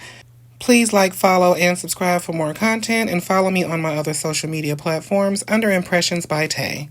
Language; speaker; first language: English; native; English